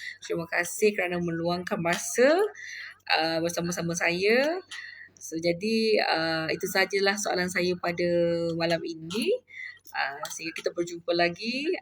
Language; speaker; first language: Malay; native; Malay